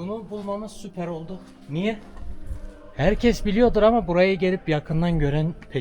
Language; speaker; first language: Turkish; native; Turkish